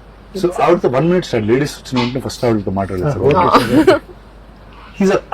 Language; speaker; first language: Telugu; native; Telugu